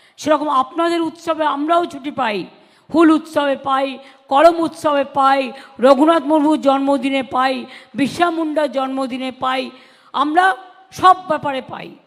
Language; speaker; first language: Bangla; native; Bangla